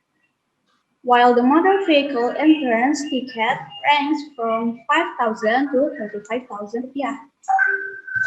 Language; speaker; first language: English; non-native, learner; Indonesian